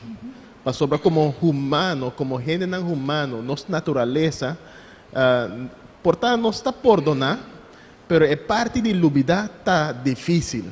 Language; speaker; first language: Portuguese; non-native, learner; Papiamento